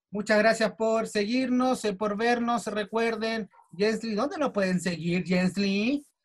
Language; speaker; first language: Spanish; native; Spanish